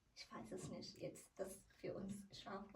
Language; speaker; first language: German; non-native, learner; Malayalam